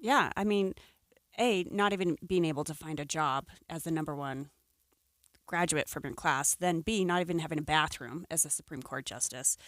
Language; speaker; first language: English; native; English